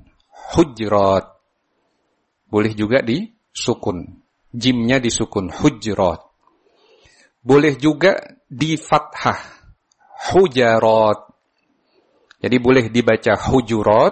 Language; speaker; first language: Indonesian; native; Indonesian